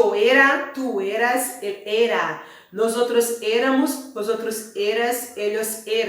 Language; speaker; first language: Spanish; non-native, learner; Portuguese